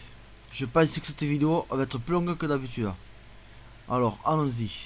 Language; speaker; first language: French; native; French